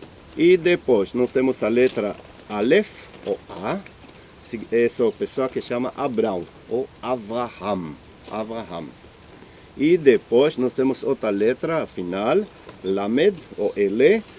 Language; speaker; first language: Portuguese; non-native, learner; Hebrew